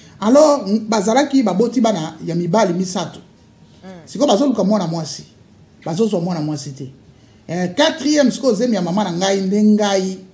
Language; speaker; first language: Lingala; non-native, local second language; Luba-Lulua